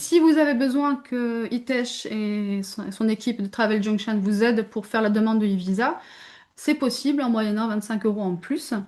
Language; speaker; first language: French; native; French